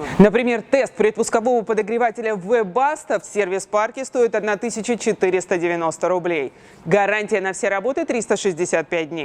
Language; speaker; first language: Russian; native; Russian